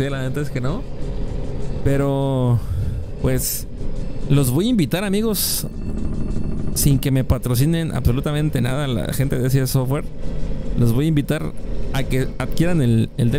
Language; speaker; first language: Spanish; native; Spanish